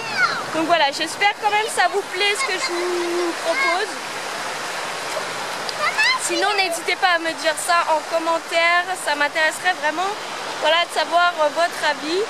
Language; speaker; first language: French; native; French